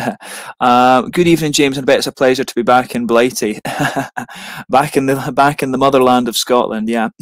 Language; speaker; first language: English; native; English